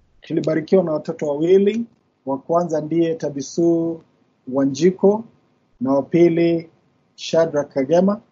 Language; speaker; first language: Swahili; non-native, local second language; Kikuyu